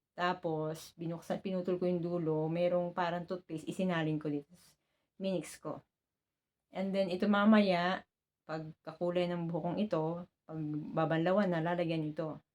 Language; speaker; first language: Filipino; native; Filipino